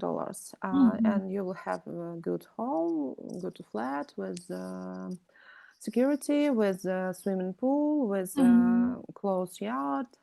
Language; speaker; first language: English; non-native, learner; Russian